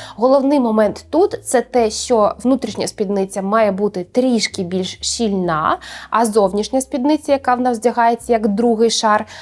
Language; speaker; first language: Ukrainian; native; Ukrainian